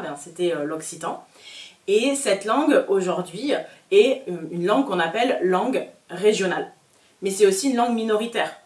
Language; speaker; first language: French; native; French